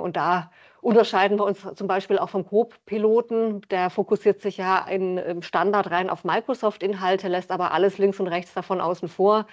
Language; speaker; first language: German; native; German